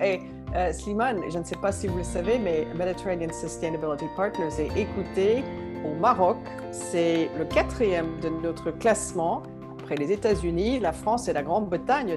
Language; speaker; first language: French; native; French